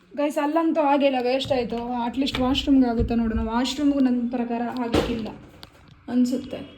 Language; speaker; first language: Kannada; non-native, local second language; Tulu